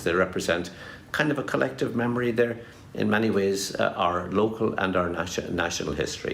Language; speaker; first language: English; native; English